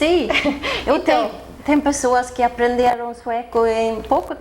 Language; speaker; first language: Portuguese; non-native, fluent; Swedish